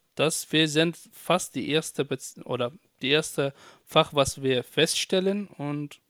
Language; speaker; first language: German; non-native, fluent; Arabic